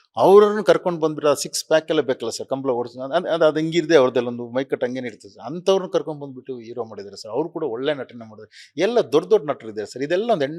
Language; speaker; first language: Kannada; non-native, local second language; Tulu